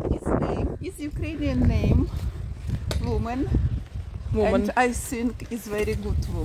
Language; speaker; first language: English; non-native, learner; Ukrainian